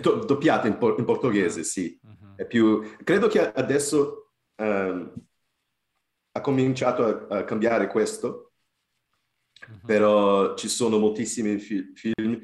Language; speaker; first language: Italian; non-native, fluent; Portuguese